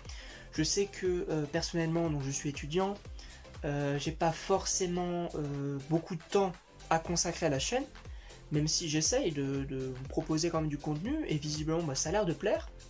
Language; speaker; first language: French; native; French